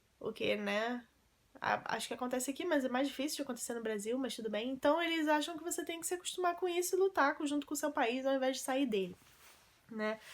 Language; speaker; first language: Portuguese; native; Portuguese